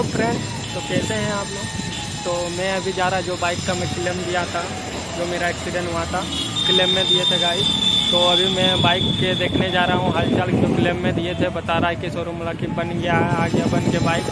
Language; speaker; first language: Hindi; native; Hindi